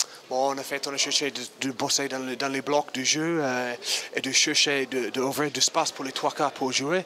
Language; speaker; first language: French; non-native, fluent; English